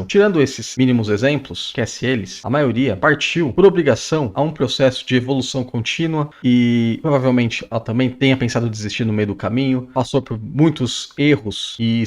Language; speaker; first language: Portuguese; native; Portuguese